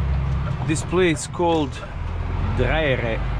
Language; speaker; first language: English; non-native, learner; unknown